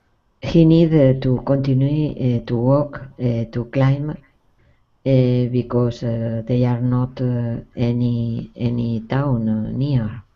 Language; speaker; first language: English; non-native, learner; Spanish